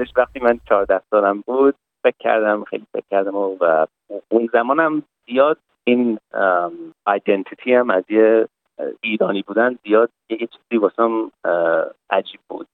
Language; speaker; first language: Persian; early bilingual, heritage; Persian